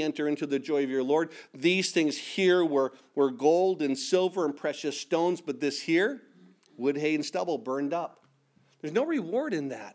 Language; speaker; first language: English; native; English